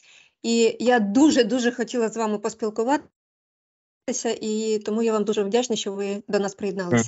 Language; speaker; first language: Ukrainian; native; Ukrainian